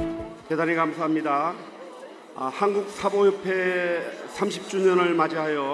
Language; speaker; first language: Korean; native; Korean